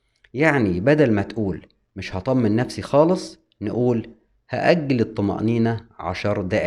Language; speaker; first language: Arabic; native; Arabic